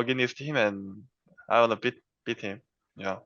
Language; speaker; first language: English; non-native, learner; Korean